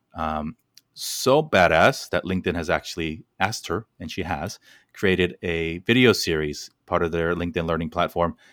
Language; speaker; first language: English; native; English